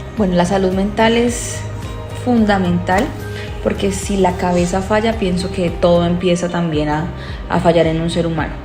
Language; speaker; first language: Spanish; native; Spanish